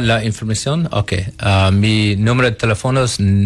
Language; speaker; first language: Spanish; non-native, learner; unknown